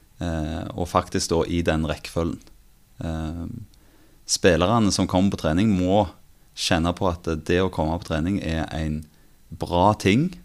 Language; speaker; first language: Norwegian; native; Norwegian